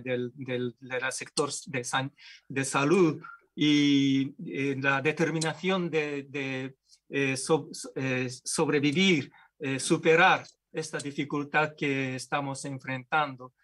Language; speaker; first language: Spanish; non-native, fluent; Japanese